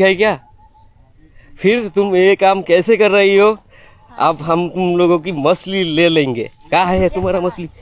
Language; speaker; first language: Hindi; non-native, learner; Bangla